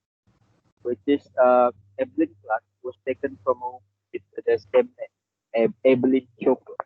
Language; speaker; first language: English; non-native, local second language; Malay